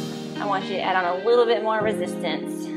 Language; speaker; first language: English; native; English